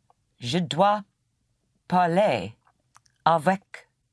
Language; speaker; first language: French; non-native, learner; English